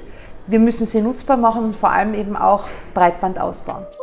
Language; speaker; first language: German; native; German